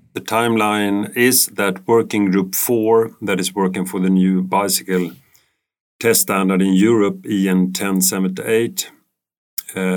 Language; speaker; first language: English; non-native, fluent; Swedish